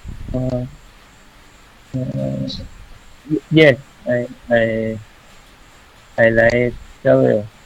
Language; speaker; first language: English; non-native, learner; Thai